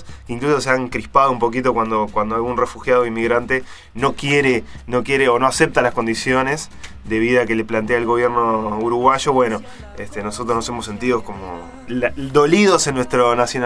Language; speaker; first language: Spanish; native; Spanish